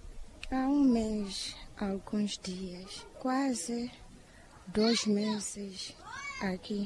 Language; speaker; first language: Portuguese; non-native, local second language; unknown